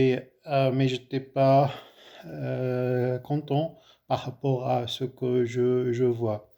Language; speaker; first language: French; non-native, fluent; Arabic